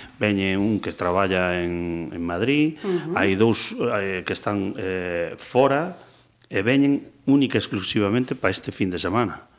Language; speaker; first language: Galician; native; Galician